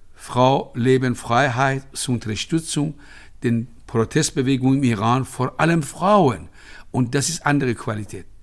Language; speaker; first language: German; non-native, fluent; Persian